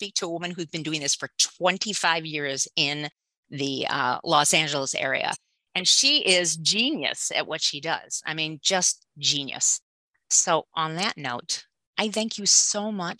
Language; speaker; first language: English; native; English